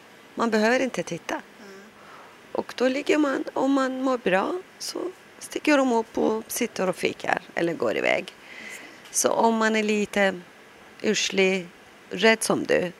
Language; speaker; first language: Swedish; non-native, local second language; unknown